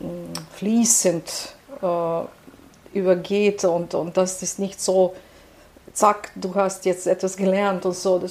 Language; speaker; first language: German; non-native, fluent; Serbian